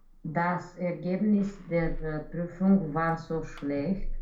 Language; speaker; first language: German; non-native, learner; Romanian